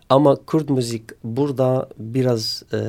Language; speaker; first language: Turkish; non-native, learner; Kurdish